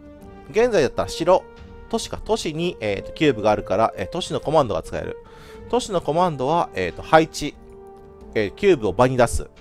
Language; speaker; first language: Japanese; native; Japanese